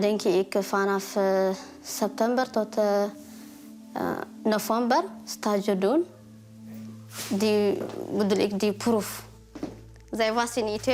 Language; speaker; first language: Dutch; non-native, learner; Tigrinya